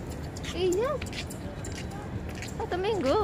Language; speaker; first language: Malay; non-native, local second language; Javanese